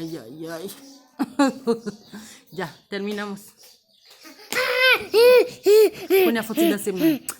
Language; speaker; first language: Spanish; non-native, fluent; Haitian Creole